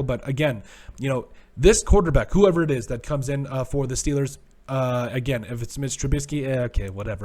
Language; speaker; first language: English; native; English